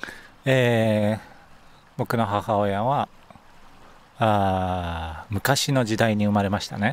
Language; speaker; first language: Japanese; native; Japanese